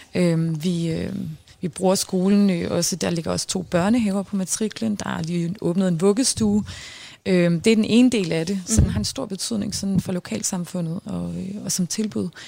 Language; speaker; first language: Danish; native; Danish